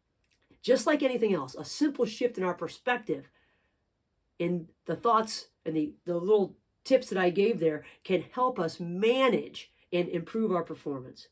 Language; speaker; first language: English; native; English